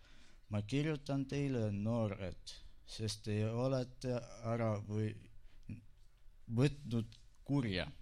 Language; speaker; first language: Estonian; non-native, local second language; Russian